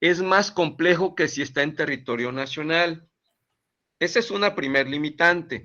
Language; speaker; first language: Spanish; native; Spanish